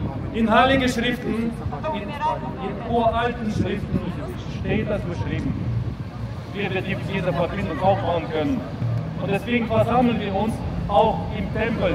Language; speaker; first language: German; non-native, fluent; Russian